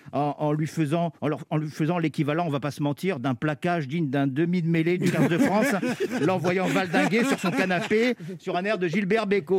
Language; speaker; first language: French; native; French